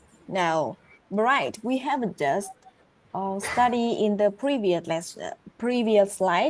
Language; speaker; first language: English; non-native, learner; Vietnamese